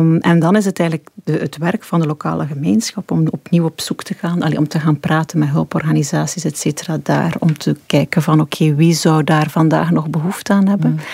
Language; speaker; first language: Dutch; native; Dutch